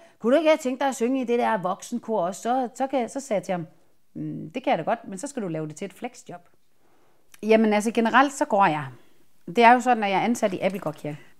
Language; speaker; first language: Danish; native; Danish